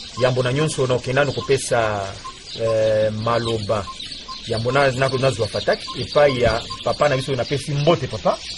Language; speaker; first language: Lingala; non-native, local second language; Kongo